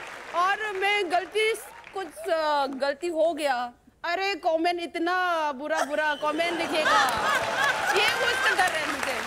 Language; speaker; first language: Hindi; non-native, learner; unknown